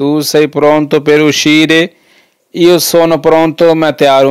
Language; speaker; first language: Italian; non-native, learner; Urdu